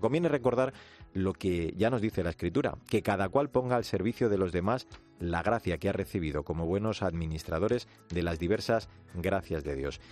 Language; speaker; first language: Spanish; native; Spanish